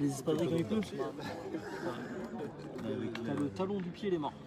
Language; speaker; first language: French; native; French